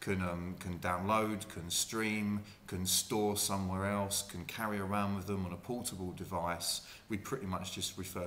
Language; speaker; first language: English; native; English